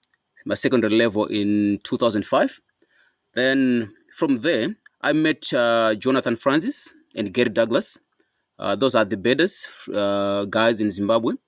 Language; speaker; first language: English; non-native, local second language; Shona